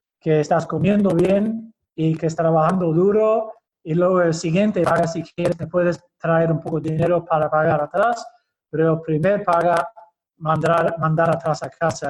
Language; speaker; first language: Spanish; early bilingual, heritage; Basque